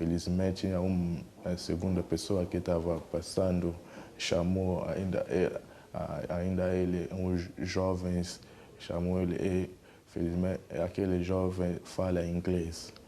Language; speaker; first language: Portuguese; non-native, learner; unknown